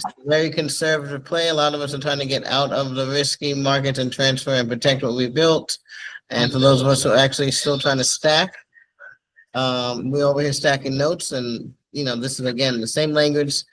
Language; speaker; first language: English; native; English